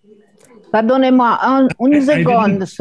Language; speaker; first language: French; non-native, fluent; Italian